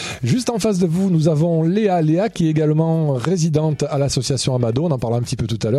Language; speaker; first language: French; native; French